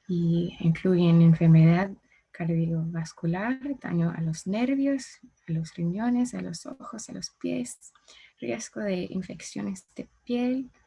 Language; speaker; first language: Spanish; non-native, learner; English